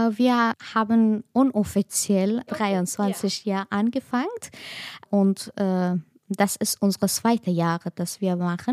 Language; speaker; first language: German; non-native, learner; Persian